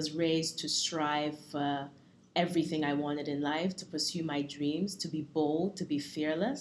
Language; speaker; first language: English; native; English